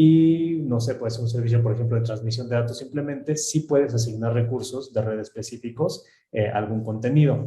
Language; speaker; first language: Spanish; native; Spanish